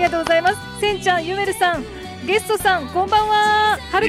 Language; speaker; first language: Japanese; native; Japanese